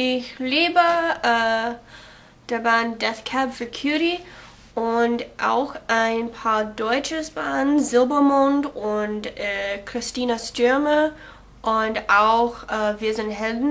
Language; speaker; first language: German; non-native, learner; English